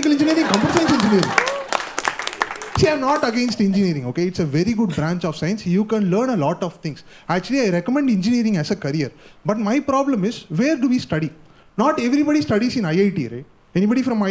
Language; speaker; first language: English; non-native, local second language; Tamil